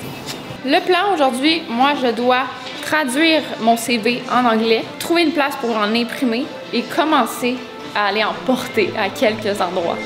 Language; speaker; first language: French; native; French